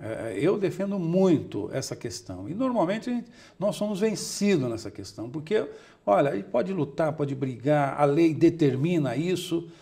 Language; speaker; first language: Portuguese; native; Portuguese